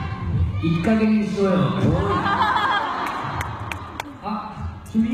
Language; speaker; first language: Japanese; non-native, learner; Korean